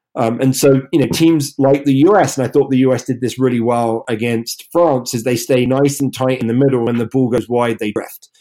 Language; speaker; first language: English; native; English